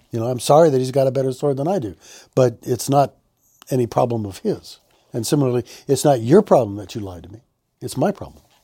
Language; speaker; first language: English; native; English